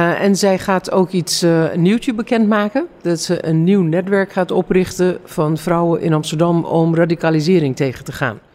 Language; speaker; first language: Dutch; non-native, fluent; English